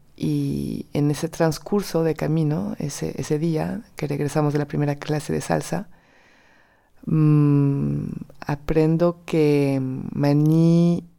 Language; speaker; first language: Spanish; non-native, fluent; French